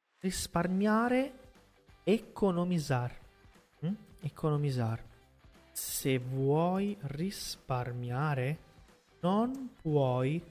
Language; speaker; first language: Italian; non-native, fluent; Portuguese